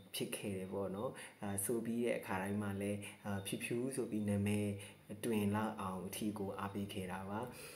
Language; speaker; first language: Burmese; native; Burmese